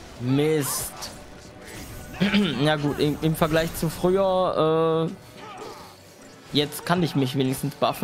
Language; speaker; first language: German; native; German